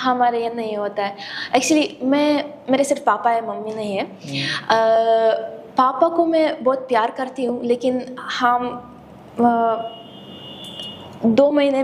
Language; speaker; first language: Hindi; non-native, fluent; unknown